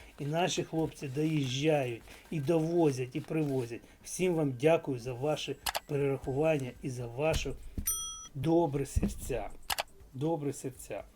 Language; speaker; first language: Ukrainian; non-native, local second language; Russian